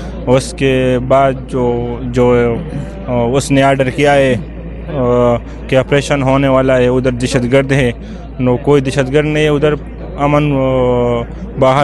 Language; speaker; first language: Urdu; non-native, local second language; Pashto